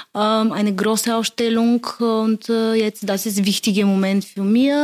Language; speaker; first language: German; non-native, learner; Bulgarian